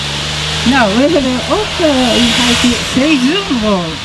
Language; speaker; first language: Dutch; non-native, fluent; Japanese